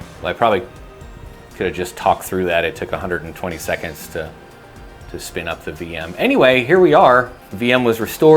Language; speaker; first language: English; native; English